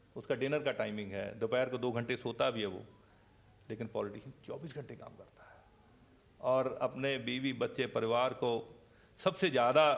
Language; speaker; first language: Hindi; non-native, local second language; Punjabi